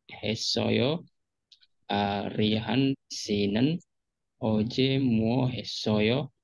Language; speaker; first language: Korean; non-native, learner; Indonesian